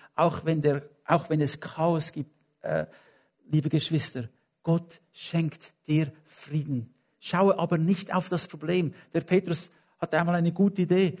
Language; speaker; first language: German; non-native, fluent; English